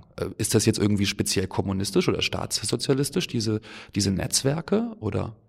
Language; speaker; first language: German; native; German